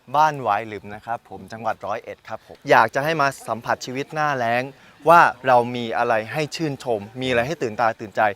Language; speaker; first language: Thai; native; Thai